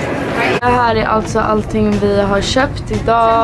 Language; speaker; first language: Swedish; native; Swedish